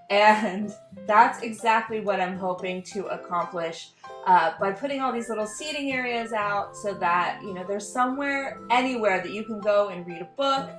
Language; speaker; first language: English; native; English